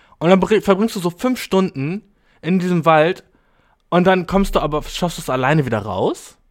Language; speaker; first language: German; early bilingual, other home language; Albanian